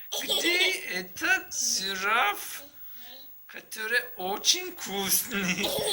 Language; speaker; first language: Russian; non-native, learner; Turkish